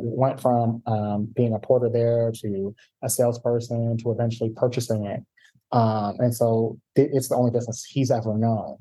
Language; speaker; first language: English; native; English